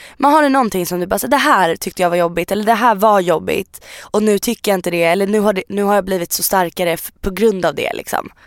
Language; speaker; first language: Swedish; native; Swedish